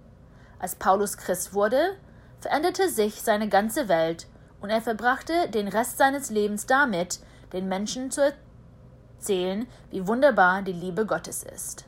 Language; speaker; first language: German; early bilingual, heritage; German